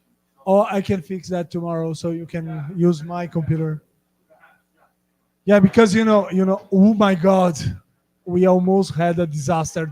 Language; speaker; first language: English; non-native, fluent; Portuguese